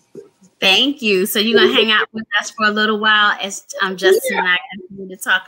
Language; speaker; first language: English; native; English